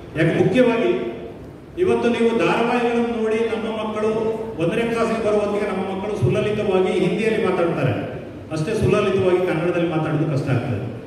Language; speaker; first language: Kannada; native; Kannada